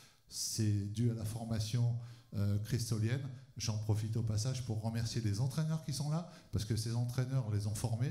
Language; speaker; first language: French; native; French